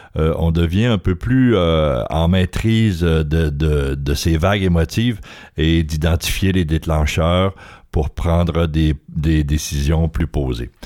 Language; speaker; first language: French; native; French